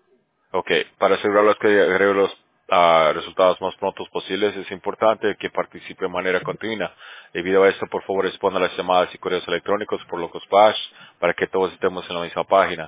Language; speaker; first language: Spanish; native; Spanish